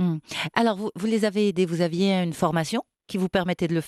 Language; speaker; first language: French; non-native, local second language; Arabic